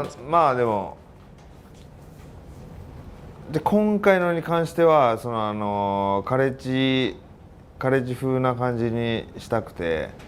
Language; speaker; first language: Japanese; native; Japanese